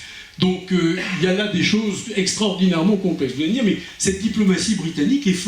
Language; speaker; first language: French; native; French